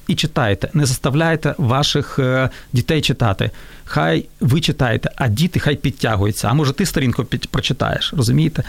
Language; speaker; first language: Ukrainian; non-native, local second language; Russian